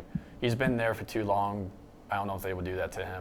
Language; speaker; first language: English; native; English